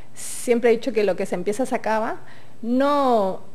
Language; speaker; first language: Spanish; native; Spanish